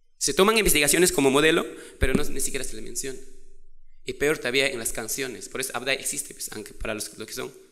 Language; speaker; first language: Spanish; non-native, local second language; Quechua